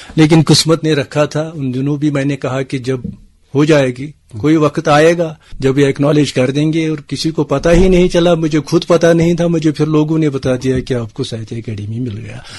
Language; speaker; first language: Urdu; non-native, local second language; Kashmiri